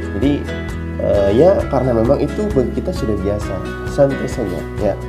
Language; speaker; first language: Indonesian; native; Indonesian